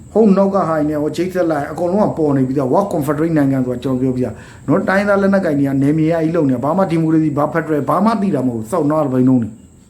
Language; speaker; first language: Burmese; native; Burmese